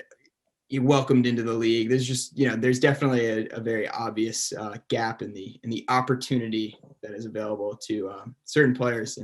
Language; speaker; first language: English; native; English